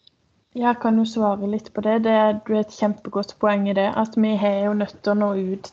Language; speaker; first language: Norwegian; native; Norwegian